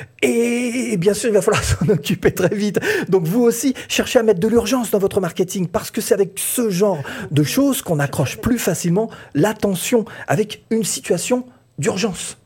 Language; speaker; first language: French; native; French